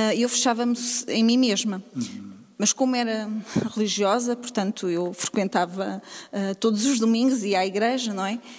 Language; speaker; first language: Portuguese; native; Portuguese